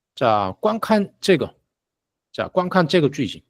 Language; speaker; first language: Chinese; non-native, fluent; Korean